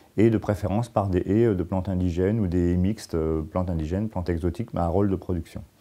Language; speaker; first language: French; native; French